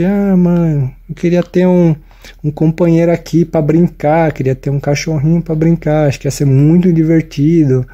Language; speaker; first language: Portuguese; native; Portuguese